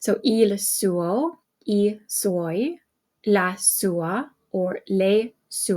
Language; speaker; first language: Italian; non-native, fluent; English